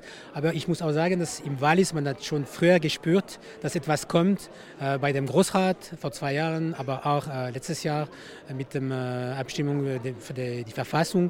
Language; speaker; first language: German; non-native, local second language; French